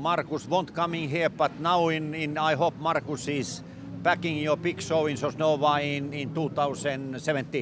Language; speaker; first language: English; non-native, learner; Finnish